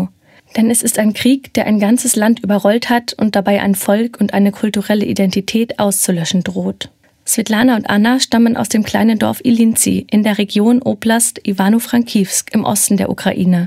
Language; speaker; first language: German; native; German